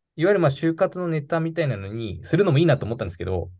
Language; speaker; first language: Japanese; native; Japanese